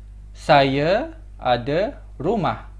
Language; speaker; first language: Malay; non-native, fluent; Korean